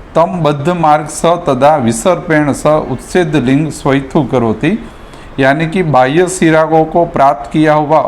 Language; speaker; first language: Hindi; non-native, local second language; Gujarati